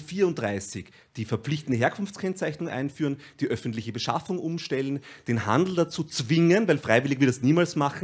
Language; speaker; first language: German; native; German